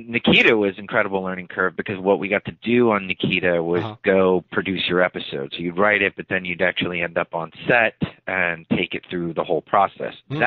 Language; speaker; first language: English; native; English